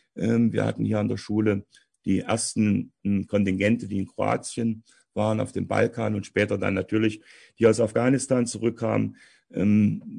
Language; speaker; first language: German; native; German